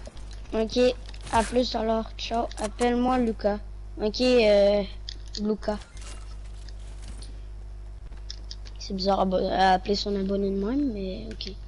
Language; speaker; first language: French; native; French